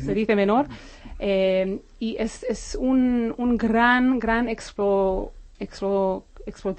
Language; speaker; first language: Spanish; non-native, fluent; Hebrew